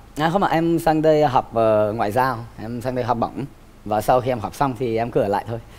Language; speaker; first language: Vietnamese; non-native, fluent; Romanian